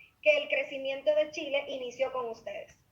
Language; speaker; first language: Spanish; native; Spanish